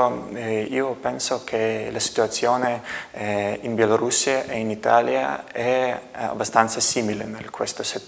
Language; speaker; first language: Italian; non-native, learner; Russian